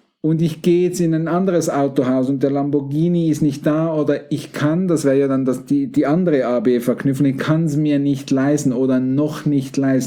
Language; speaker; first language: German; native; German